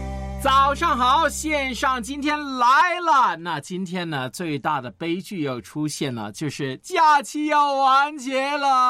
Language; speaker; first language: Chinese; native; Chinese